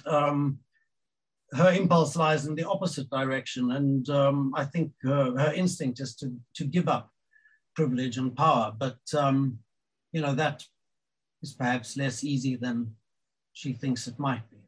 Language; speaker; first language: English; native; English